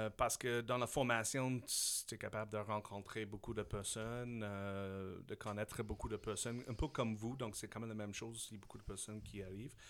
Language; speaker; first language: French; non-native, fluent; English